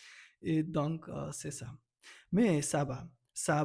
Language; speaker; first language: French; non-native, learner; Nepali